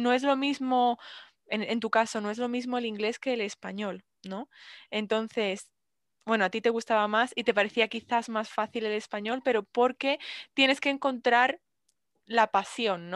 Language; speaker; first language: Spanish; native; Spanish